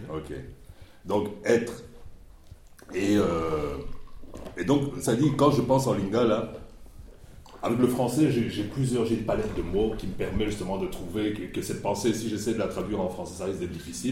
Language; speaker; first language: French; non-native, local second language; Lingala